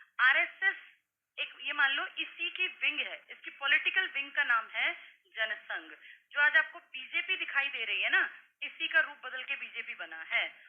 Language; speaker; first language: Hindi; native; Hindi